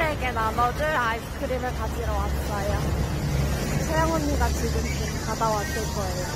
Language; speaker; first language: Korean; native; Korean